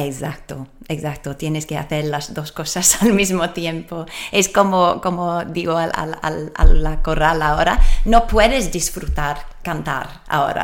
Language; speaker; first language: Spanish; non-native, learner; English